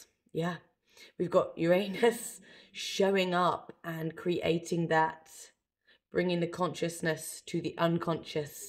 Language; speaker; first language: English; native; English